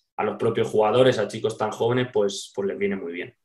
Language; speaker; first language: Spanish; native; Spanish